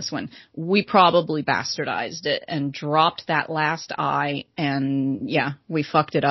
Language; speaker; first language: English; native; English